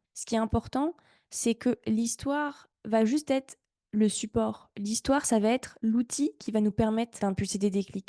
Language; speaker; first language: French; native; French